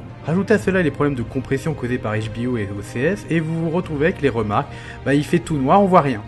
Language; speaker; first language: French; native; French